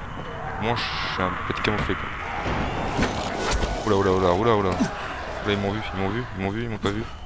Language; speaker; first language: French; native; French